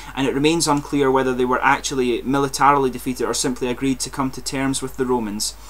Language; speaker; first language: English; native; English